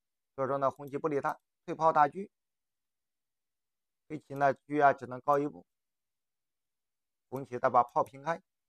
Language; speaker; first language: Chinese; native; Chinese